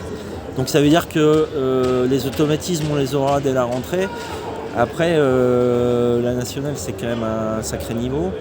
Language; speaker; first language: French; native; French